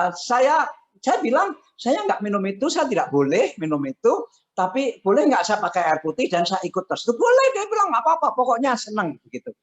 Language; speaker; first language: Indonesian; non-native, local second language; Javanese